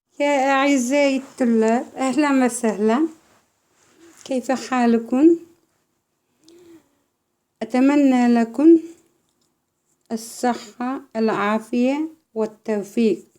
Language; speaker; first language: Arabic; non-native, fluent; Turkish